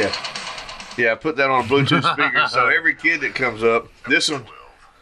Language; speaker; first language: English; native; English